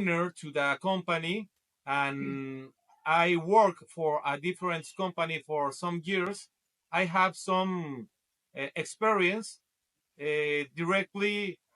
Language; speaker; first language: English; non-native, learner; Spanish